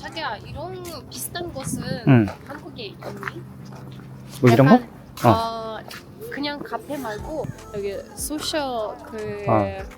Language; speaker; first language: Korean; non-native, learner; Russian